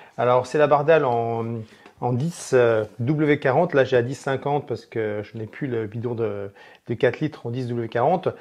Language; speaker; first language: French; native; French